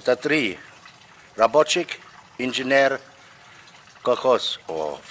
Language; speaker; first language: Russian; non-native, learner; German